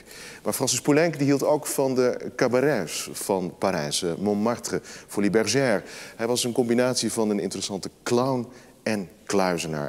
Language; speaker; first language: Dutch; native; Dutch